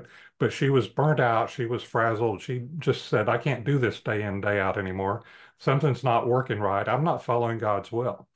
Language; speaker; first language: English; native; English